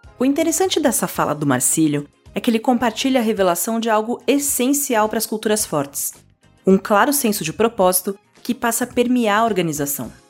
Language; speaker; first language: Portuguese; native; Portuguese